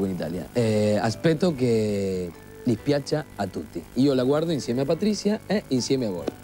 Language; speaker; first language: Italian; non-native, learner; Spanish